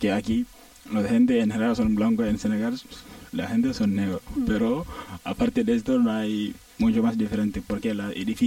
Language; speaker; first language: Spanish; non-native, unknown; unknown